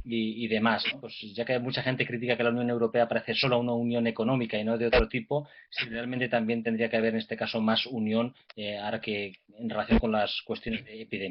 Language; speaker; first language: Spanish; native; Spanish